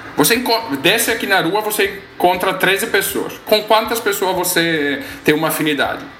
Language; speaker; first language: Portuguese; non-native, fluent; Italian